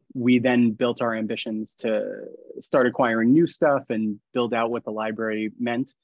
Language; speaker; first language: English; native; English